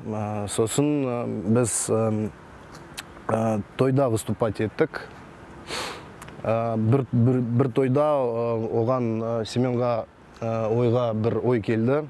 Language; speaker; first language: Kazakh; non-native, local second language; Russian